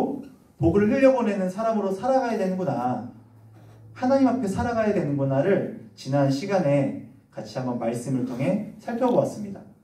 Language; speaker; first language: Korean; native; Korean